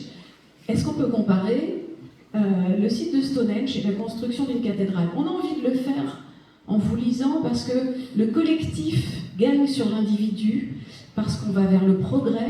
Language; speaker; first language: French; native; French